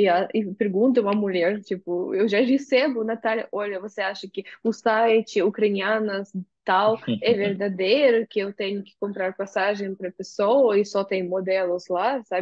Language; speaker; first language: Portuguese; non-native, fluent; Russian